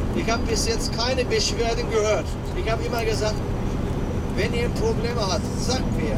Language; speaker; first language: German; non-native, learner; Turkish